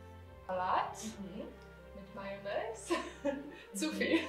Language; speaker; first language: German; non-native, learner; Polish